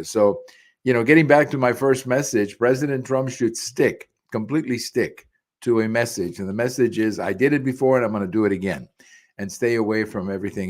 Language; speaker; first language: English; early bilingual, other home language; Spanish